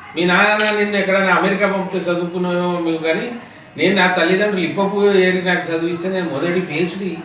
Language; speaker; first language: Telugu; non-native, local second language; Lambadi